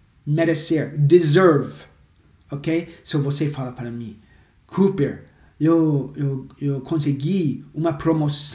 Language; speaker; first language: Portuguese; non-native, fluent; English